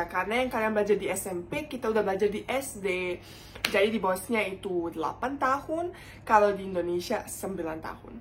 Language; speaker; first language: Indonesian; non-native, fluent; Bosnian